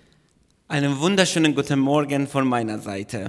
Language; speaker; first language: German; non-native, fluent; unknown